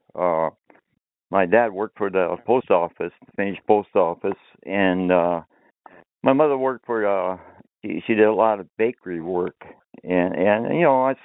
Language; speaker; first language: English; early bilingual, other home language; Finnish